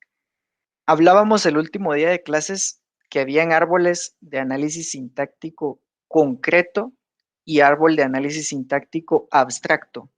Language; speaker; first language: Spanish; native; Spanish